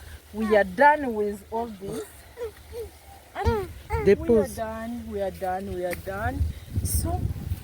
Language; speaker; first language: English; non-native, local second language; Kinyarwanda